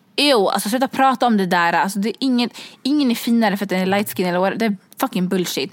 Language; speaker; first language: Swedish; early bilingual, other home language; Kurdish